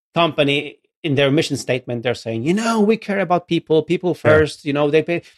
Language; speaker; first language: English; non-native, fluent; Polish